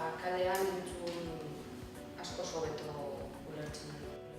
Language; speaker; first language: Basque; non-native, learner; Spanish